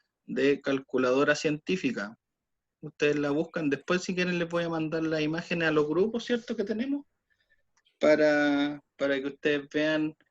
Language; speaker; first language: Spanish; native; Spanish